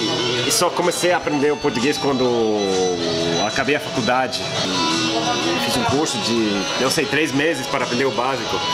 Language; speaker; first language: Portuguese; non-native, fluent; English